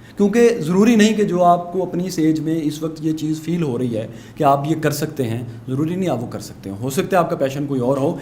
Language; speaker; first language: Urdu; non-native, local second language; Punjabi